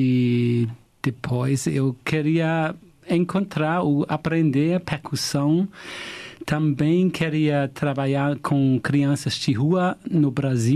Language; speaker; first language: Portuguese; non-native, fluent; German